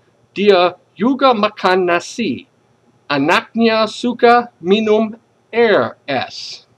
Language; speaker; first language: Indonesian; non-native, learner; English